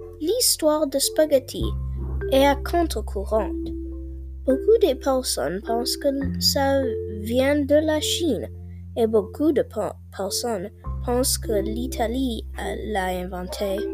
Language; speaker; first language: French; non-native, learner; English